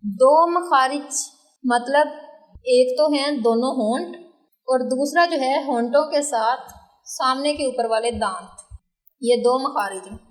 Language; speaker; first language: Urdu; native; Urdu